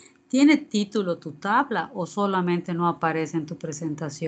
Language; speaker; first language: Spanish; native; Spanish